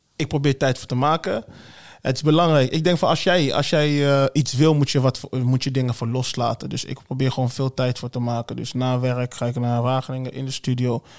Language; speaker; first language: Dutch; early bilingual, other home language; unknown